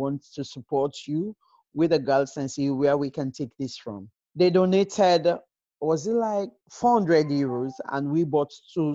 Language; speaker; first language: English; non-native, local second language; Krio